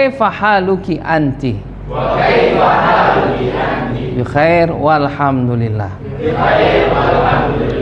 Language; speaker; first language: Arabic; non-native, learner; Indonesian